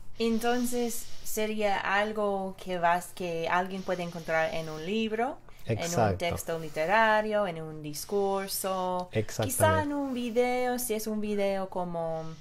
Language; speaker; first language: Spanish; non-native, fluent; English